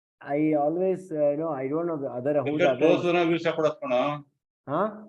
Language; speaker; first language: English; non-native, local second language; Kannada